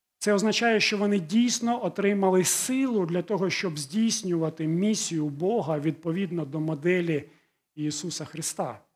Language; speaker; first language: Ukrainian; non-native, local second language; Russian